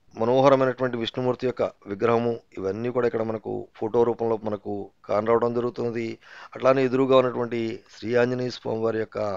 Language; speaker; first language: Telugu; native; Telugu